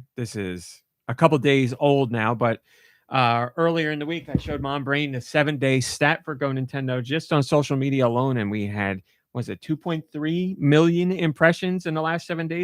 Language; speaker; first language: English; native; English